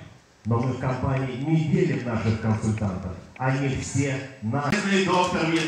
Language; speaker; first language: Russian; non-native, learner; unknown